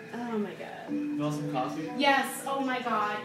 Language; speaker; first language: English; early bilingual, other home language; Filipino